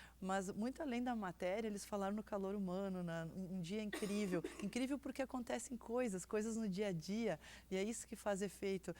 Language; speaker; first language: Portuguese; native; Portuguese